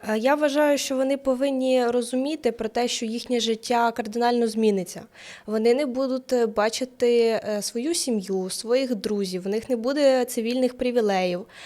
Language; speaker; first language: Ukrainian; native; Ukrainian